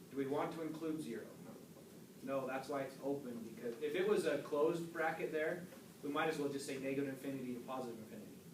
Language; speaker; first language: English; native; English